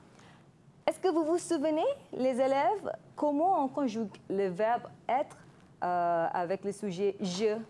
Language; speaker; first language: French; non-native, fluent; Malay